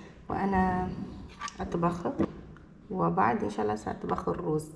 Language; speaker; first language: Arabic; non-native, learner; Portuguese